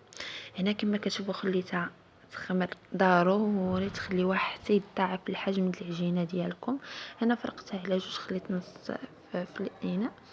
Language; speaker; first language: Arabic; native; Arabic